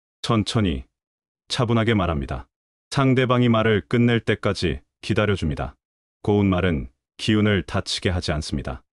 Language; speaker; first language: Korean; native; Korean